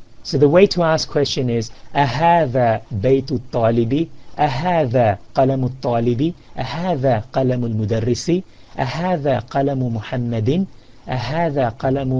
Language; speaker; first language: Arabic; non-native, fluent; English